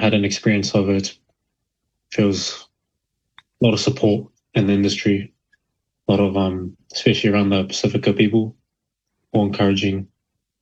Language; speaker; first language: English; native; English